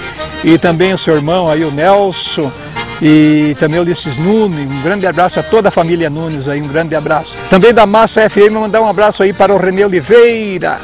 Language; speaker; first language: Portuguese; native; Portuguese